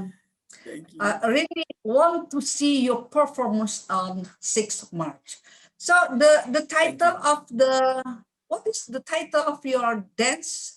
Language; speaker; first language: English; non-native, learner; Indonesian